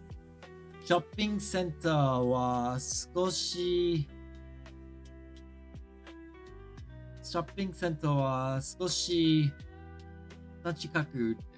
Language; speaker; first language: Japanese; non-native, learner; English